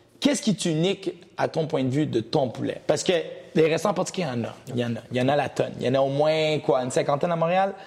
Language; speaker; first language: French; early bilingual, other home language; Portuguese